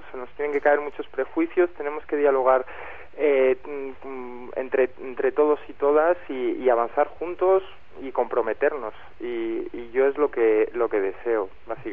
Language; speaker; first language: Spanish; native; Spanish